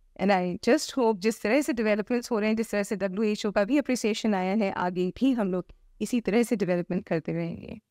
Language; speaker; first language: Hindi; native; Hindi